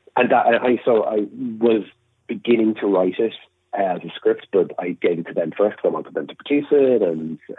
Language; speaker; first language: English; native; English